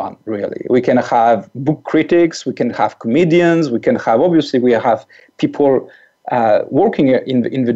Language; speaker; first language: English; non-native, fluent; French